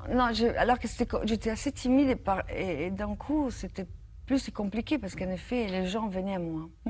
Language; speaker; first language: French; non-native, fluent; Italian